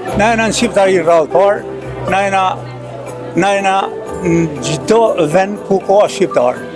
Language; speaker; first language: Albanian; native; Albanian